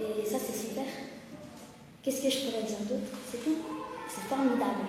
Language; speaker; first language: French; early bilingual, other home language; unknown